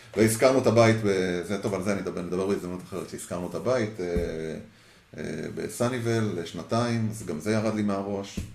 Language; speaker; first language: Hebrew; early bilingual, heritage; Hebrew